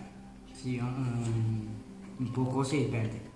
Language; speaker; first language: Italian; early bilingual, other home language; Sinhala